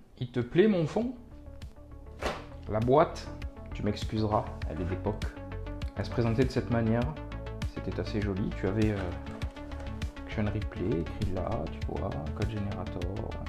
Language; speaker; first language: French; native; French